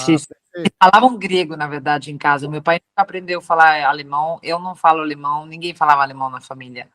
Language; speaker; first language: Portuguese; early bilingual, heritage; Portuguese